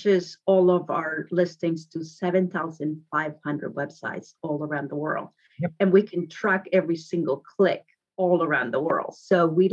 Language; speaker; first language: English; non-native, fluent; Spanish